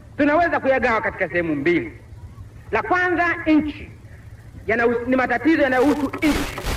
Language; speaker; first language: Swahili; non-native, local second language; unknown